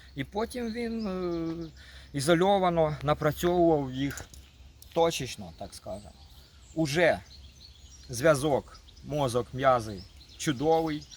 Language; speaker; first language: Ukrainian; non-native, local second language; Russian